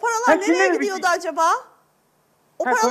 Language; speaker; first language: Turkish; native; Turkish